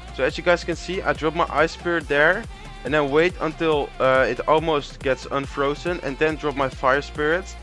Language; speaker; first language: English; non-native, fluent; Dutch